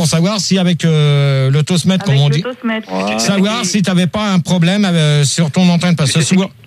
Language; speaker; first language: French; native; French